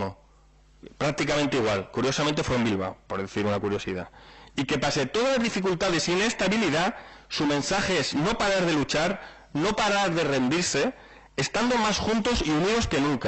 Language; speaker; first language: Spanish; native; Spanish